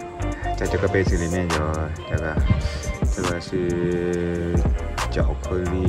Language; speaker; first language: Chinese; non-native, learner; Vietnamese